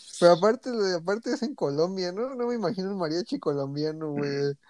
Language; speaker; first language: Spanish; native; Spanish